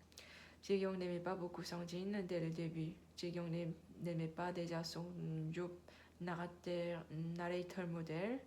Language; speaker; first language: French; non-native, learner; Korean